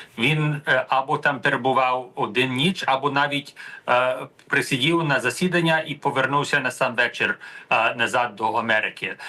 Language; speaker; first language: Ukrainian; early bilingual, heritage; Ukrainian